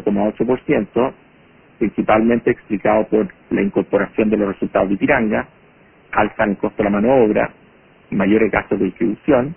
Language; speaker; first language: Spanish; native; Spanish